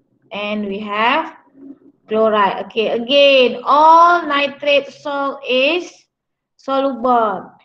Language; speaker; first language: English; non-native, local second language; Malay